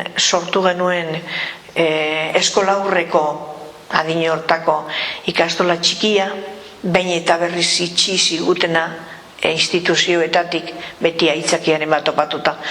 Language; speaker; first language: Basque; native; Basque